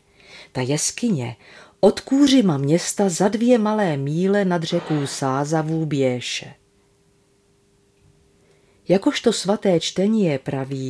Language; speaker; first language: Czech; native; Czech